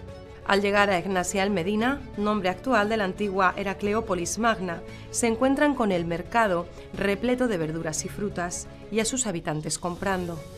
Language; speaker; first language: Spanish; native; Spanish